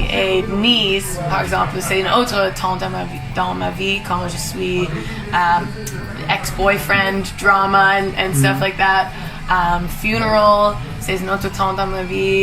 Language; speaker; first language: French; non-native, learner; English